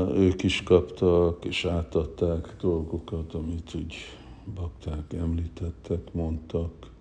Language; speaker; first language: Hungarian; early bilingual, heritage; Hungarian